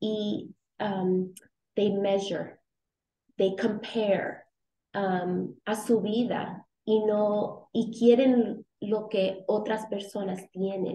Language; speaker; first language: Spanish; early bilingual, heritage; Spanish